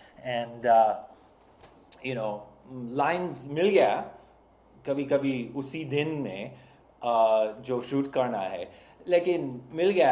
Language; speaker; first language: Hindi; non-native, learner; English